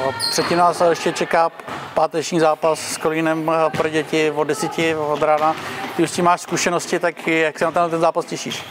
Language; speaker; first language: Czech; native; Czech